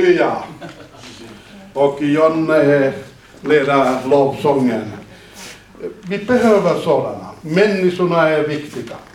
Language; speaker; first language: Swedish; non-native, fluent; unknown